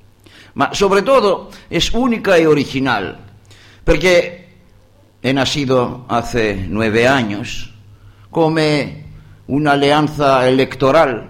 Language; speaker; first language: Spanish; non-native, learner; Greek